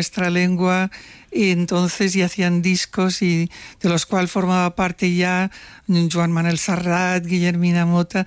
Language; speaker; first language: Spanish; non-native, local second language; Catalan